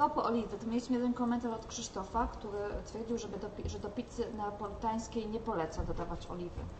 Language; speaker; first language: Polish; native; Polish